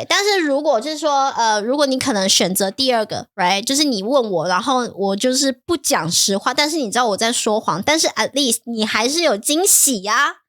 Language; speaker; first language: Chinese; non-native, fluent; English